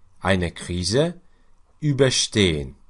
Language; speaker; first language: German; non-native, fluent; Russian